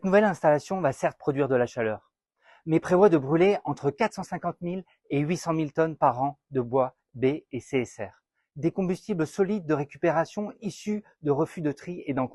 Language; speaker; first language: French; native; French